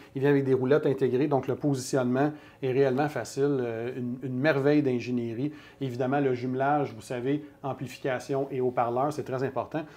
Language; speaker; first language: French; native; French